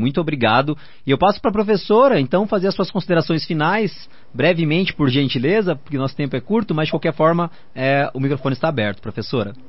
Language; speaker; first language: Portuguese; native; Portuguese